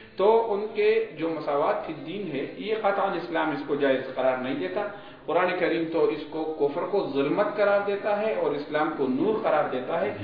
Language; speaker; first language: Urdu; non-native, local second language; Pashto